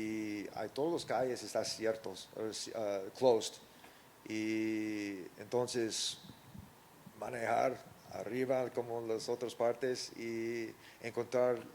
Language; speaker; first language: Spanish; early bilingual, heritage; English